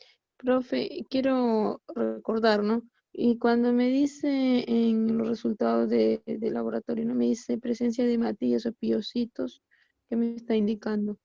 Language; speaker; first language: Spanish; native; Spanish